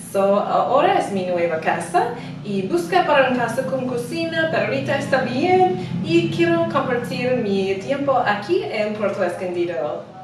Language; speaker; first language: Spanish; non-native, learner; English